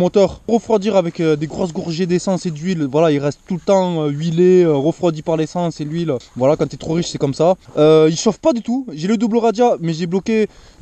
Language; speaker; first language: French; native; French